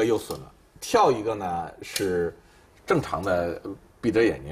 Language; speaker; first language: Chinese; native; Chinese